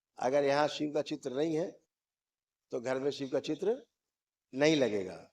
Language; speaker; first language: Hindi; native; Hindi